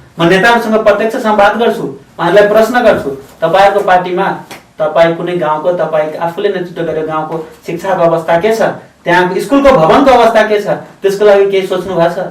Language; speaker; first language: Nepali; non-native, local second language; Maithili